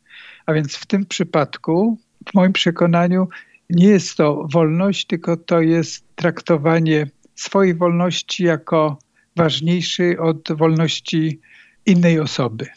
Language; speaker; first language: Polish; native; Polish